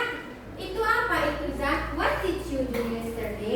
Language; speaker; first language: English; non-native, learner; Indonesian